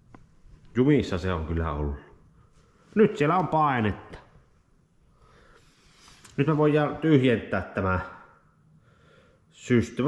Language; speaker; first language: Finnish; native; Finnish